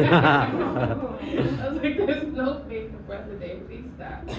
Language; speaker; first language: English; native; English